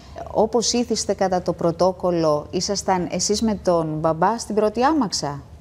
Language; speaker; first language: Greek; native; Greek